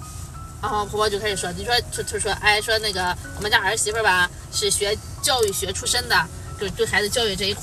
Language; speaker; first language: Chinese; native; Chinese